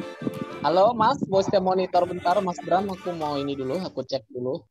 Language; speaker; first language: Indonesian; native; Indonesian